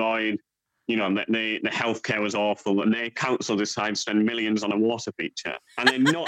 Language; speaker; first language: English; native; English